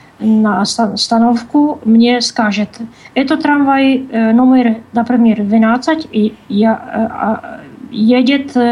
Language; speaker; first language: Russian; non-native, learner; Czech